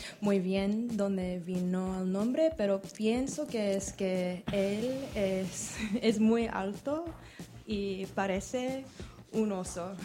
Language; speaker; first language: Spanish; non-native, learner; English